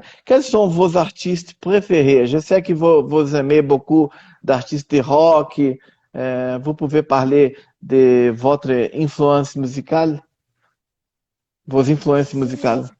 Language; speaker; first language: French; non-native, learner; Portuguese